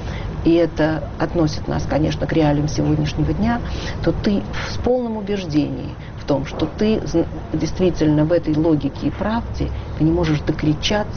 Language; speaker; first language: Russian; native; Russian